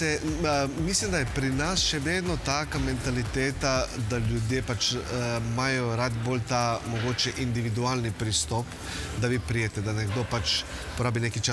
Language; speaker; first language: Slovenian; native; Slovenian